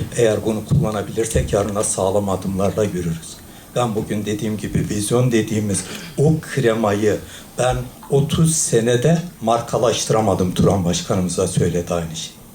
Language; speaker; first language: Turkish; native; Turkish